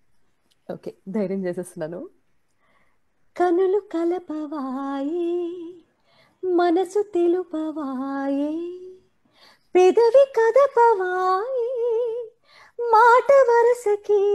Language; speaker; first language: Telugu; native; Telugu